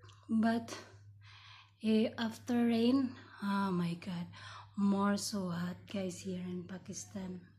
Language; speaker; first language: English; non-native, learner; Filipino